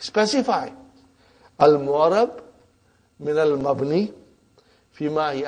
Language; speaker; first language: Arabic; non-native, fluent; Urdu